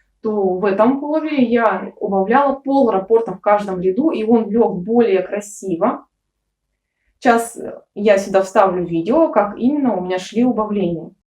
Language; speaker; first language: Russian; native; Russian